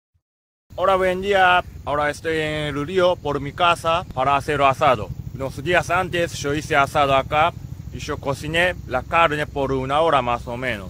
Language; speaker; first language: Spanish; non-native, learner; Japanese